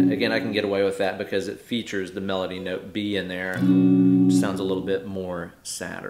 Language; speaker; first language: English; native; English